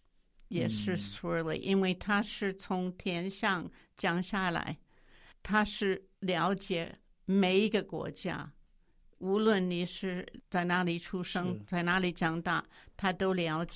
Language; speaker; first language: Chinese; non-native, fluent; English